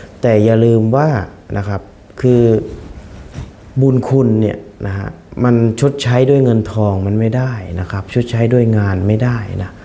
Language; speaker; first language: Thai; non-native, fluent; Khmer